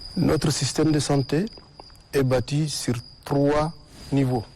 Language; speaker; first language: French; non-native, local second language; Arabic